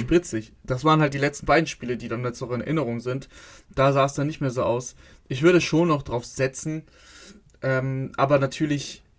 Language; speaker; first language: German; native; German